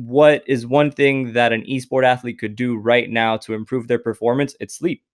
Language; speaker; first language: English; native; English